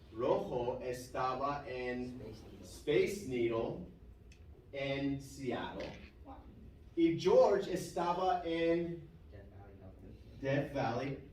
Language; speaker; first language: Spanish; non-native, fluent; English